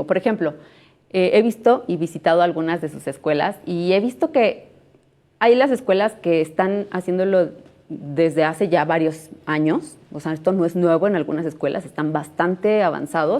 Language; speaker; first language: Spanish; native; Spanish